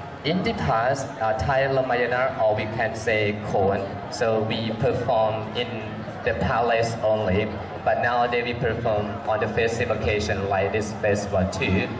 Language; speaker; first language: English; non-native, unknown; Thai